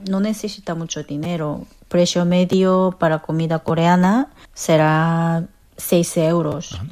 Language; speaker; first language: Spanish; early bilingual, other home language; Korean